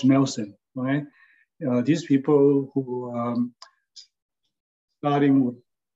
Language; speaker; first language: English; non-native, local second language; Cantonese